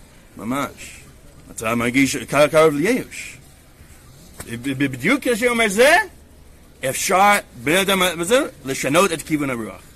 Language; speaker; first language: Hebrew; non-native, learner; English